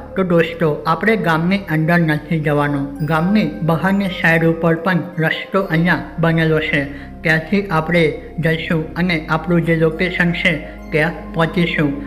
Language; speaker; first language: Gujarati; native; Gujarati